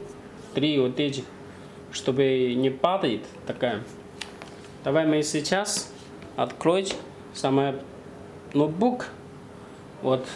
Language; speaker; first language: Russian; non-native, learner; Chinese